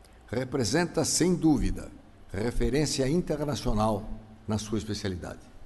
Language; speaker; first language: Portuguese; early bilingual, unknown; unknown